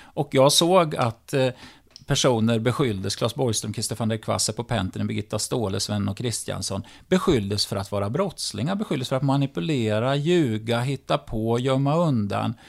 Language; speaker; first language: Swedish; native; Swedish